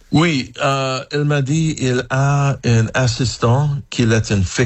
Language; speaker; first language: French; non-native, fluent; English